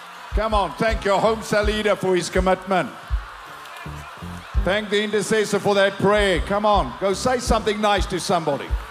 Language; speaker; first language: English; non-native, local second language; Afrikaans